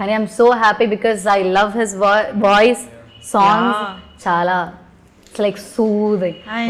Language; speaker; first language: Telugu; non-native, learner; Malayalam